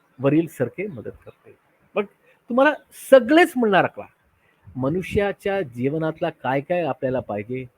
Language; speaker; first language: Marathi; non-native, local second language; Tamil